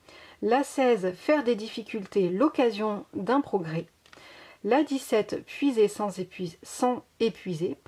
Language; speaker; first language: French; native; French